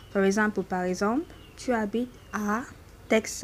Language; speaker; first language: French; non-native, fluent; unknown